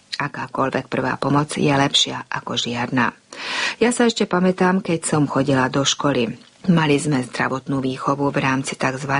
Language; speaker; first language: Slovak; early bilingual, heritage; Slovak